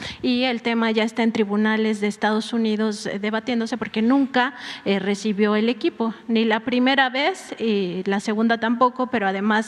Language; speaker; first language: Spanish; native; Spanish